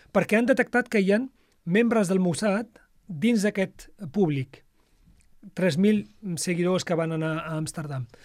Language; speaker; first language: Catalan; non-native, fluent; Arabic